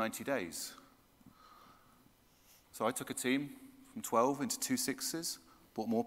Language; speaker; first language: English; native; English